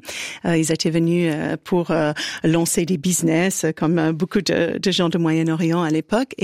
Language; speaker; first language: French; native; French